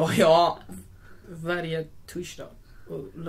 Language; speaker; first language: Swedish; non-native, learner; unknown